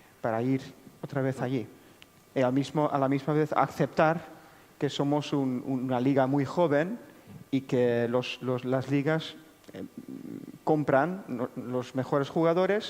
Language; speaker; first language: Spanish; non-native, fluent; Dutch